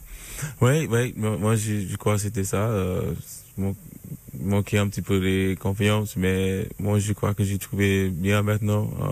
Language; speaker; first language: French; non-native, learner; English